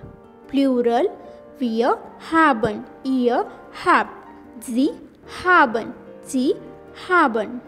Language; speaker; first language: German; non-native, learner; English